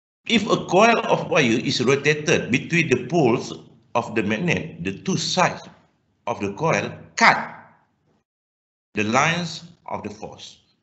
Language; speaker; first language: English; non-native, local second language; Malay